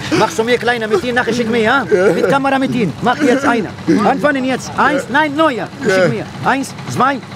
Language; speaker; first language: German; non-native, learner; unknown